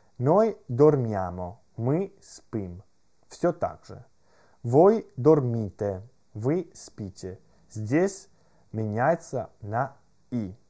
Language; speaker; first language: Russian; non-native, fluent; Italian